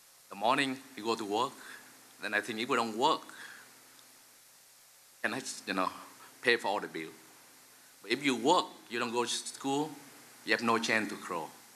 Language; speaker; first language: English; non-native, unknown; Vietnamese